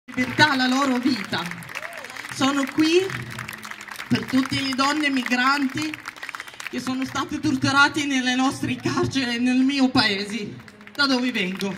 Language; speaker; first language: Italian; non-native, fluent; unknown